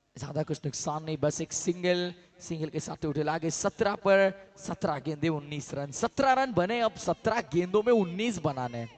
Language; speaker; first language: Hindi; non-native, local second language; Marathi